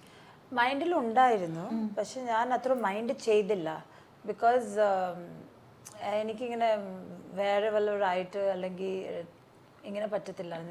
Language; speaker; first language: Malayalam; non-native, local second language; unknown